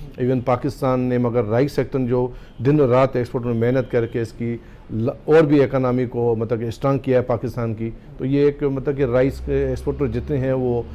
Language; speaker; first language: Urdu; native; Urdu